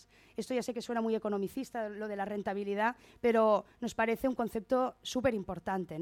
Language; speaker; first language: Spanish; native; Spanish